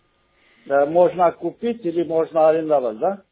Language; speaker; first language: Russian; non-native, local second language; Armenian